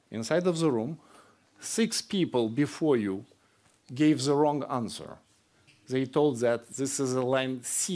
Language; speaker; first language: English; non-native, fluent; Russian